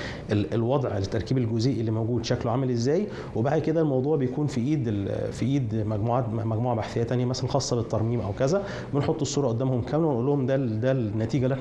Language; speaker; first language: Arabic; native; Arabic